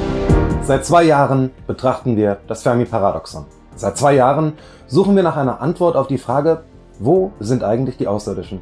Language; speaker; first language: German; native; German